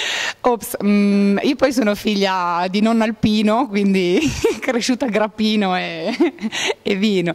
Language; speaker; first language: Italian; native; Italian